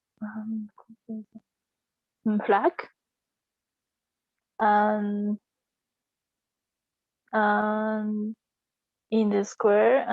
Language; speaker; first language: English; non-native, learner; Spanish